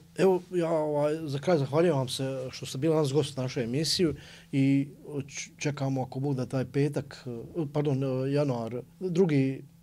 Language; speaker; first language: Bosnian; native; Bosnian